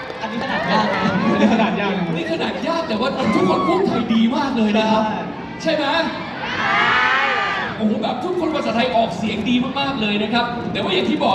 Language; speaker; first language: Thai; native; Thai